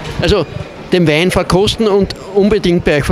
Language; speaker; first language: German; native; German